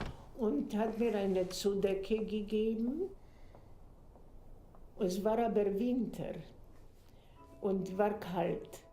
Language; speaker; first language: German; non-native, fluent; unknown